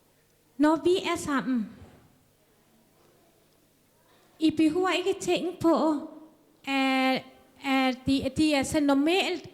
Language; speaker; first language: Danish; non-native, fluent; Tamil